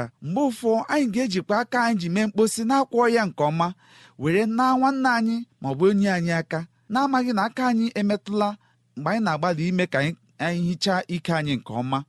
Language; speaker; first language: Igbo; native; Igbo